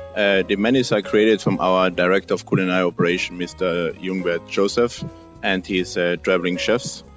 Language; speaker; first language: English; non-native, fluent; German